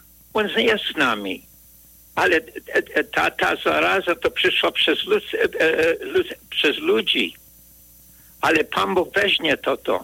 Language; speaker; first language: Polish; early bilingual, heritage; Polish